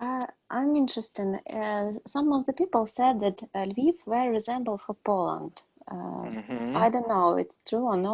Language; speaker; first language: English; non-native, learner; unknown